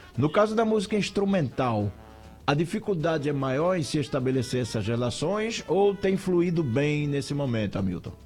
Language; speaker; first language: Portuguese; native; Portuguese